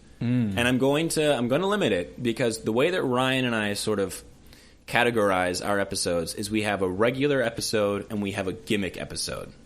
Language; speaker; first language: English; native; English